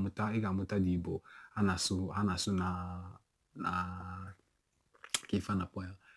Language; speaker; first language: Igbo; non-native, local second language; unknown